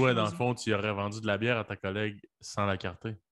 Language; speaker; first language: French; early bilingual, other home language; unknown